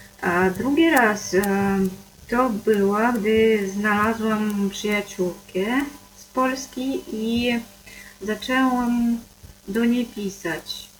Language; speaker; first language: Polish; non-native, fluent; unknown